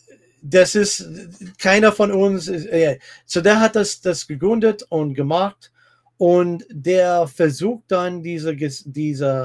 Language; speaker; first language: German; non-native, fluent; English